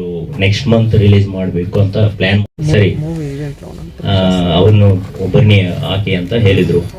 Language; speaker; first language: Kannada; non-native, fluent; Telugu